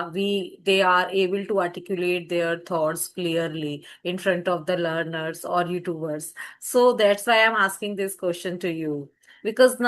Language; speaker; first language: English; non-native, fluent; Hindi